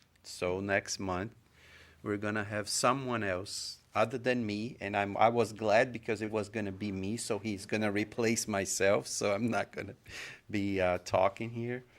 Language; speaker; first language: English; non-native, fluent; Portuguese